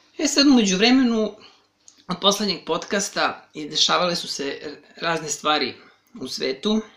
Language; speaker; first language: Serbian; native; Serbian